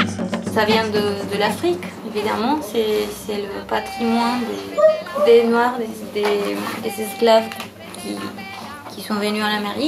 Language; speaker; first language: French; non-native, fluent; Spanish